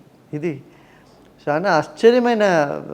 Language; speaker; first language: Telugu; non-native, local second language; Tamil